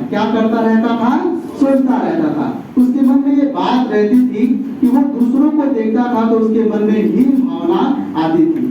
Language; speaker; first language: Hindi; native; Hindi